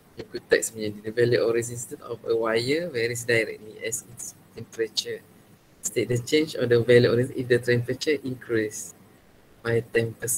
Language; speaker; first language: English; non-native, local second language; Malay